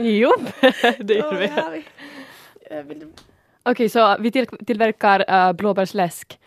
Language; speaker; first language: Swedish; non-native, local second language; Finnish